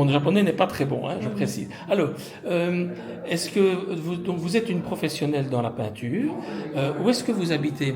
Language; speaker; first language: French; native; French